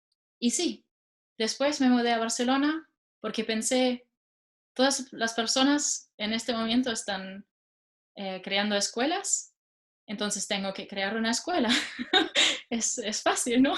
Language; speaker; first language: Spanish; non-native, fluent; German